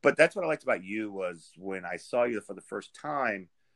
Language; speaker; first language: English; native; English